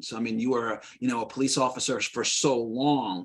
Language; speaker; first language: English; native; English